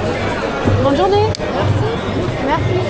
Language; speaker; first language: French; native; French